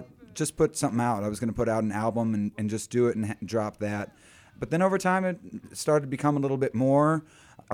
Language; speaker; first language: English; native; English